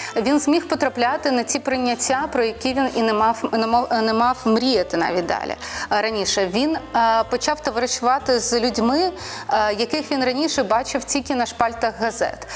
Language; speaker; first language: Ukrainian; non-native, local second language; Russian